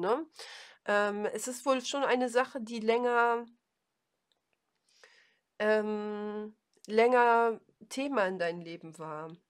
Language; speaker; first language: German; native; German